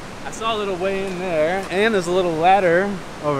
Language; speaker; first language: English; native; English